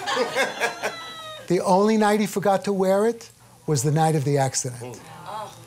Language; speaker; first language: English; native; English